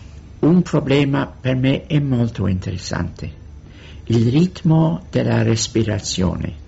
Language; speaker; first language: Italian; non-native, fluent; English